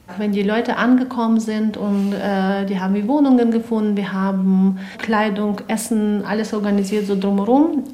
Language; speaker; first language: German; non-native, fluent; Ukrainian